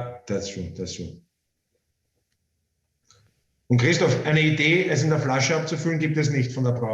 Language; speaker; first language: German; native; German